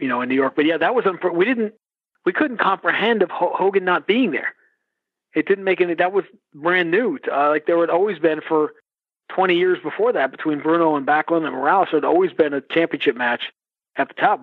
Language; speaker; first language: English; native; English